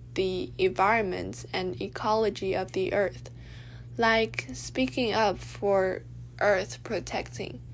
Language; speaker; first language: English; non-native, fluent; Chinese